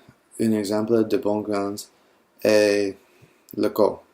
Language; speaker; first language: French; non-native, learner; English